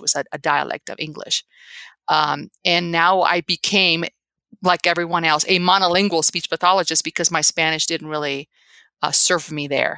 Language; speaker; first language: English; early bilingual, other home language; Spanish